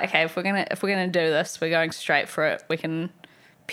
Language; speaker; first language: English; native; English